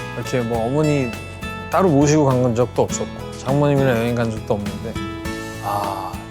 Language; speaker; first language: Korean; native; Korean